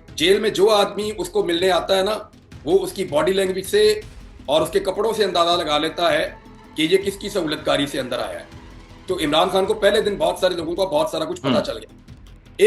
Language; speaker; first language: Urdu; non-native, local second language; Punjabi